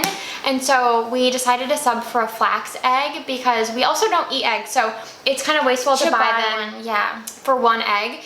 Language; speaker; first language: English; native; English